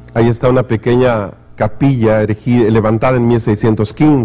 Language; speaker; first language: Spanish; native; Spanish